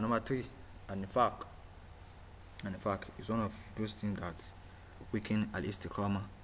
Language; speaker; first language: English; non-native, local second language; Yoruba